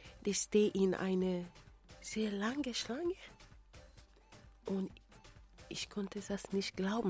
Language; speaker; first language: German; non-native, learner; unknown